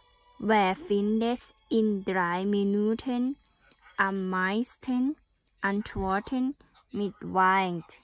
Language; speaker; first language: German; non-native, learner; Thai